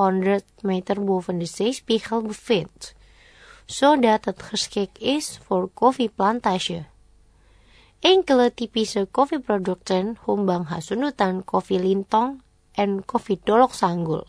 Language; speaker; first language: Dutch; non-native, fluent; Indonesian